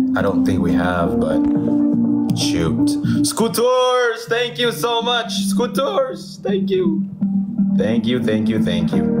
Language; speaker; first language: English; non-native, fluent; Indonesian